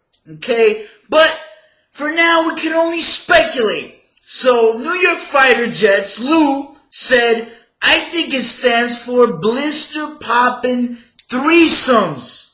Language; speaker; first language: English; native; English